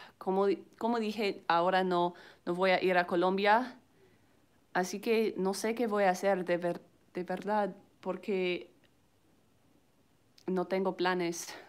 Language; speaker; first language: Spanish; non-native, learner; English